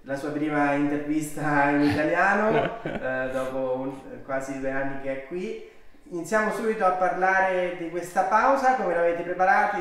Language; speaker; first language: Italian; native; Italian